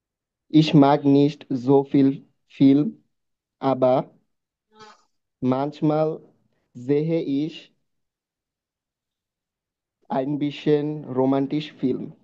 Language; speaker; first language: German; non-native, learner; Bangla